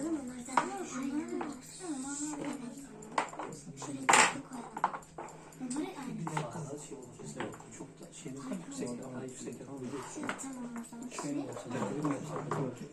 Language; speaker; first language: Turkish; native; Turkish